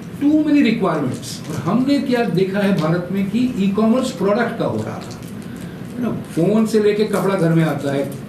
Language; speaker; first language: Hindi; non-native, local second language; Bangla